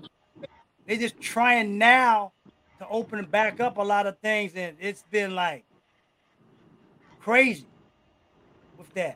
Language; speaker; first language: English; native; English